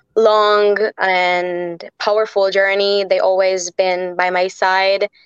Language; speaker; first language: English; non-native, fluent; Hebrew